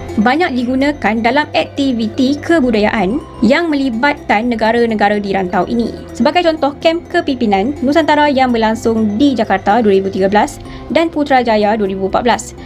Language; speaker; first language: Malay; native; Malay